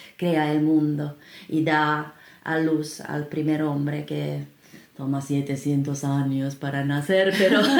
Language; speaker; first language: Spanish; non-native, fluent; Finnish